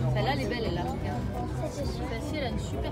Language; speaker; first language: French; native; French